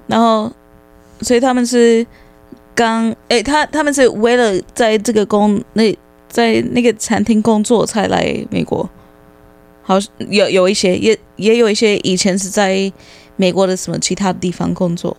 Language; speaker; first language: Chinese; non-native, fluent; English